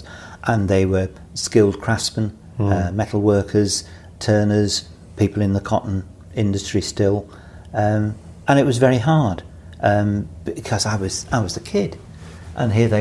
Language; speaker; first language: English; native; English